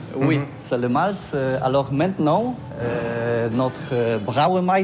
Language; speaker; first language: French; non-native, learner; Polish